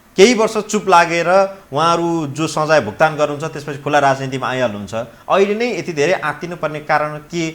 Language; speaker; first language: Nepali; native; Nepali